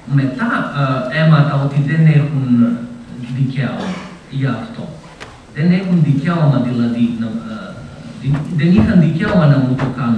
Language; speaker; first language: Greek; non-native, fluent; Macedonian